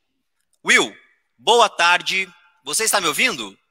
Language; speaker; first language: Portuguese; native; Portuguese